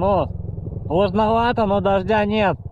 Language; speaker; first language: Russian; native; Russian